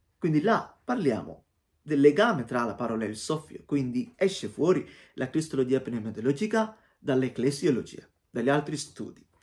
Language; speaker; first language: Italian; non-native, fluent; Sinhala